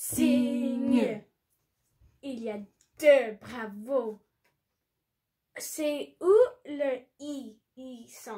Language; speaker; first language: French; non-native, learner; English